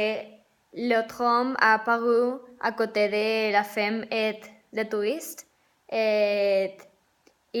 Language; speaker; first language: French; non-native, learner; Spanish